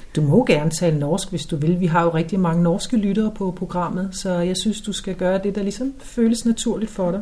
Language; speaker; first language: Danish; native; Danish